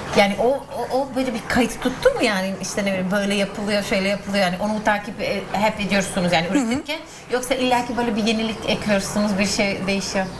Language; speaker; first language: Turkish; non-native, fluent; Bosnian